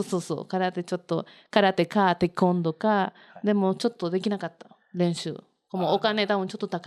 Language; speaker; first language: Japanese; non-native, learner; Spanish